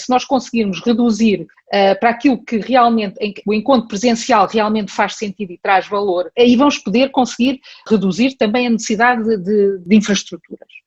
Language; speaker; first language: Portuguese; early bilingual, heritage; Portuguese